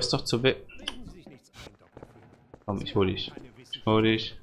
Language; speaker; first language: German; native; German